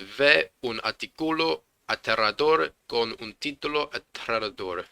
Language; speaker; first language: Spanish; non-native, learner; English